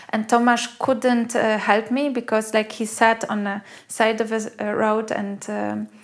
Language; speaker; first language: English; non-native, fluent; Polish